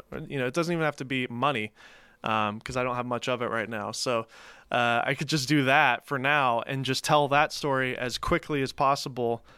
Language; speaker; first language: English; native; English